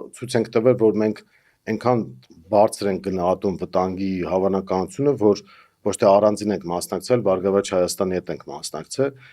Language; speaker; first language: Armenian; native; Armenian